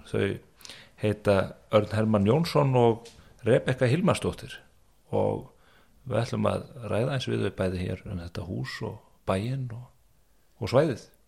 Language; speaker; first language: Icelandic; native; Icelandic